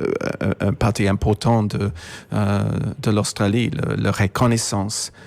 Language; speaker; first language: French; non-native, fluent; English